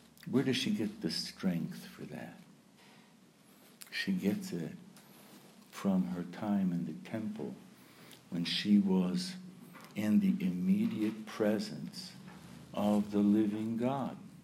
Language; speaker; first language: English; early bilingual, other home language; Ukrainian